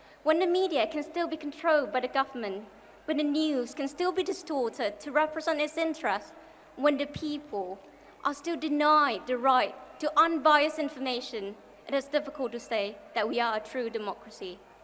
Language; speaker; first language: English; non-native, fluent; Thai